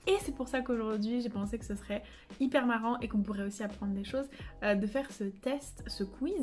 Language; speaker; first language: French; native; French